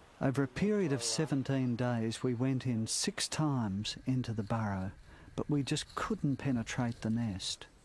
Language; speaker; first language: English; native; English